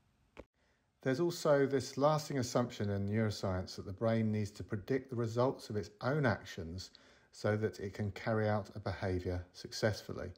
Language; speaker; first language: English; native; English